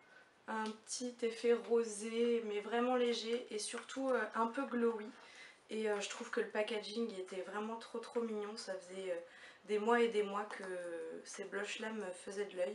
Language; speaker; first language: French; native; French